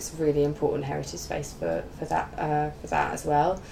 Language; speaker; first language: English; native; English